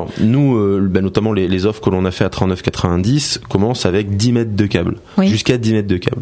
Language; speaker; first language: French; native; French